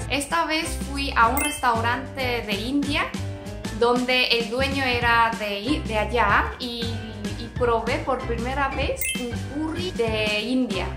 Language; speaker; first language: Spanish; non-native, fluent; Korean